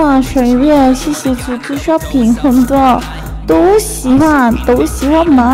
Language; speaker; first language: Chinese; non-native, learner; Korean